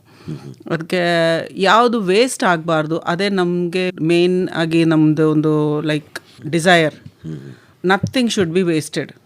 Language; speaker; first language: Kannada; non-native, local second language; Malayalam